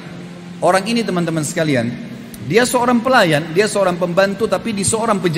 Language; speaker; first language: Indonesian; native; Indonesian